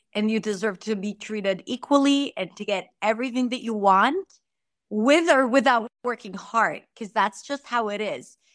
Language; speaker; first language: English; non-native, fluent; Hebrew